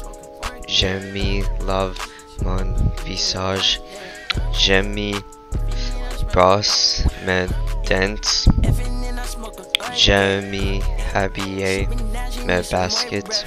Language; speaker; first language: French; non-native, learner; English